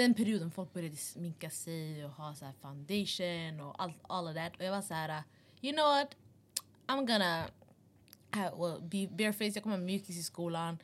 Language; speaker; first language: Swedish; early bilingual, other home language; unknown